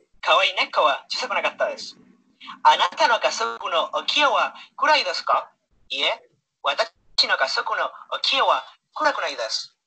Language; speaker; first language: Japanese; non-native, learner; Spanish